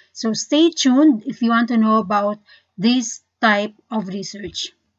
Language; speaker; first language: English; non-native, local second language; Filipino